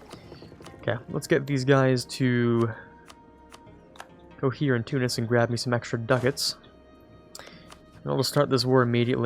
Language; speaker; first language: English; native; English